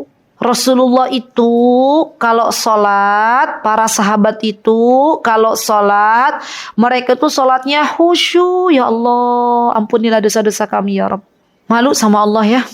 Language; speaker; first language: Indonesian; native; Indonesian